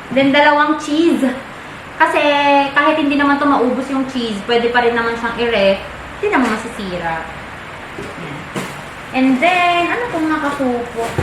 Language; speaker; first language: Filipino; non-native, local second language; Iloko